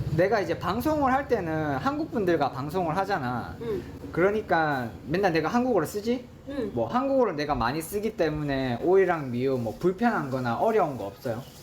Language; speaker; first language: Korean; native; Korean